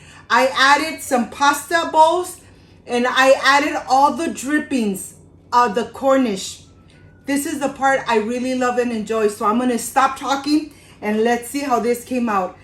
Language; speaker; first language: English; non-native, fluent; Spanish